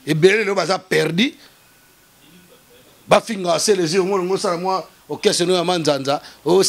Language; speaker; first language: French; non-native, local second language; Lingala